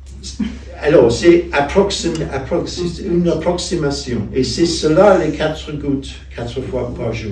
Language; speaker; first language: French; non-native, fluent; English